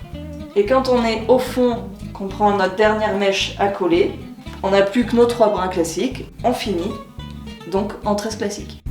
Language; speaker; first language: French; native; French